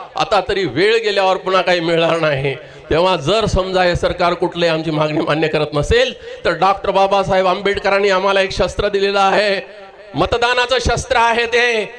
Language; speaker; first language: Marathi; non-native, local second language; Lambadi